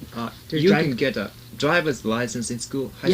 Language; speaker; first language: English; non-native, learner; Japanese